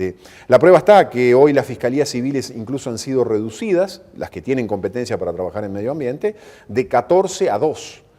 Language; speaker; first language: Spanish; native; Spanish